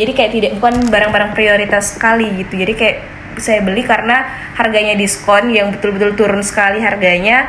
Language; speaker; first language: Indonesian; native; Indonesian